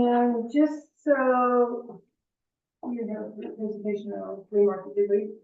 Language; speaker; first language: English; native; English